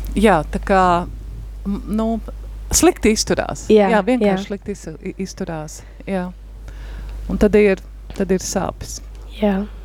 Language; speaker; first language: Latvian; native; Latvian